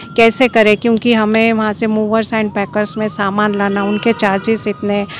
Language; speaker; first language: Hindi; non-native, local second language; Marathi